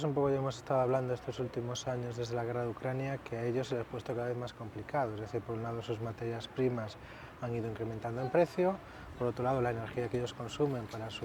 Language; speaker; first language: Spanish; native; Spanish